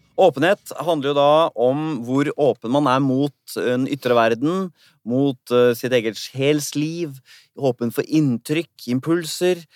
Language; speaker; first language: Norwegian; native; Norwegian